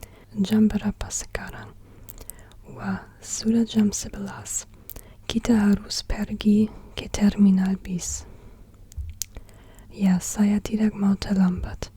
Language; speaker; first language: Indonesian; non-native, learner; English